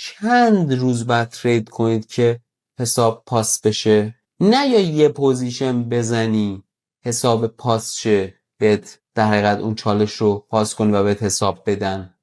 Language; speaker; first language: Persian; native; Persian